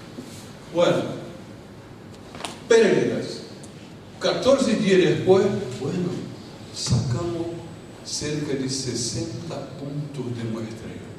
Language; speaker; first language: Spanish; non-native, fluent; Portuguese